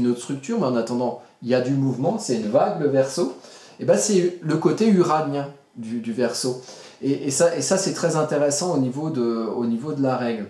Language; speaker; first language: French; native; French